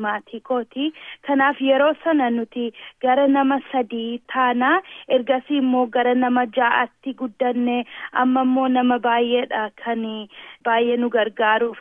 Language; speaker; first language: Oromo; early bilingual, heritage; Oromo